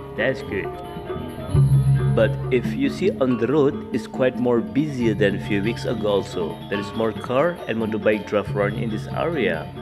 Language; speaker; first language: English; non-native, learner; Indonesian